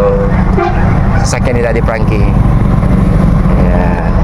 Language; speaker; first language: Filipino; native; Filipino